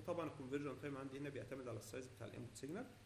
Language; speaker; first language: Arabic; native; Arabic